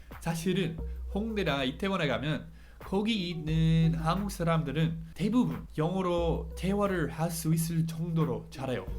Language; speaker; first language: Korean; non-native, fluent; English